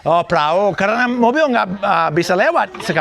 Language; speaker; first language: Indonesian; non-native, fluent; English